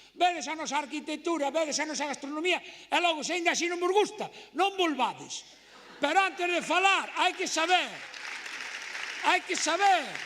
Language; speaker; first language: Galician; native; Galician